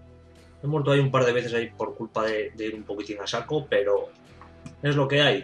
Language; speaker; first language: Spanish; native; Spanish